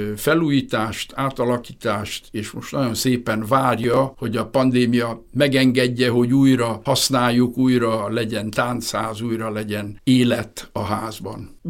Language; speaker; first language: Hungarian; early bilingual, heritage; Hungarian